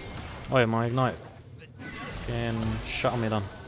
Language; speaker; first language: English; native; English